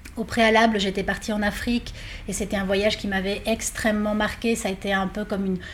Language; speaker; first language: French; non-native, fluent; Spanish